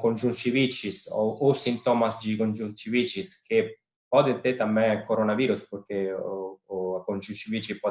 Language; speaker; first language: Portuguese; non-native, fluent; Italian